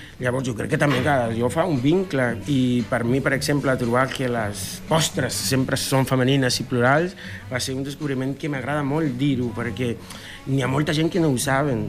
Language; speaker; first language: Catalan; non-native, fluent; Spanish